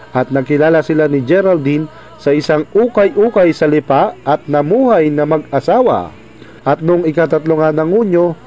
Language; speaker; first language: Filipino; native; Filipino